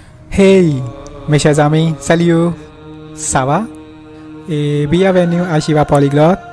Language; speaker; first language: French; non-native, learner; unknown